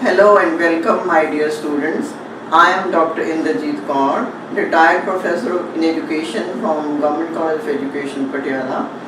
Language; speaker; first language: English; non-native, local second language; Punjabi